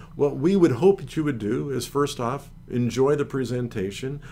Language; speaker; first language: English; native; English